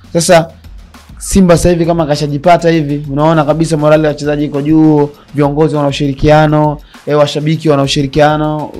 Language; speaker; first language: Swahili; native; Swahili